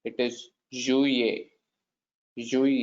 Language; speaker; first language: French; non-native, learner; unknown